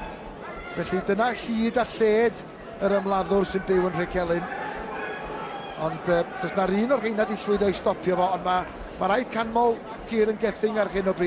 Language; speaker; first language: Welsh; native; Welsh